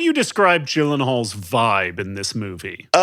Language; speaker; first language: English; native; English